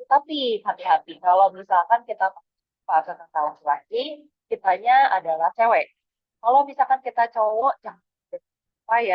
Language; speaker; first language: Indonesian; native; Indonesian